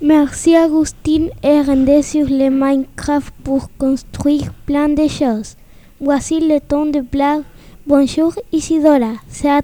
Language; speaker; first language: French; non-native, learner; Spanish